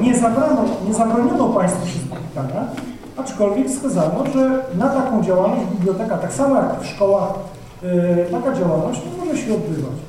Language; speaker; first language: Polish; native; Polish